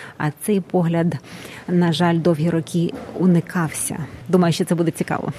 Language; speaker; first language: Ukrainian; native; Ukrainian